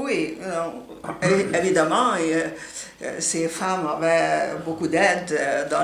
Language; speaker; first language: French; non-native, fluent; Hungarian